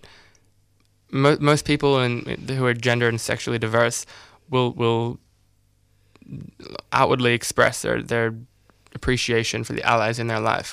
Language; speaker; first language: English; native; English